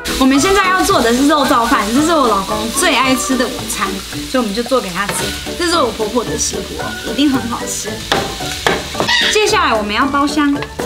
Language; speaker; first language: Chinese; early bilingual, heritage; Chinese